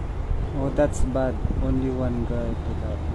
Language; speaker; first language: English; non-native, learner; Filipino